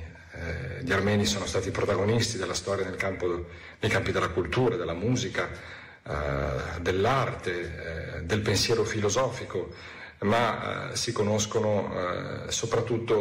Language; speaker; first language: Italian; native; Italian